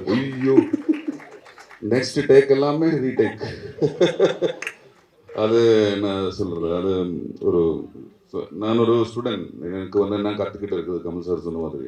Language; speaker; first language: Tamil; non-native, learner; Malayalam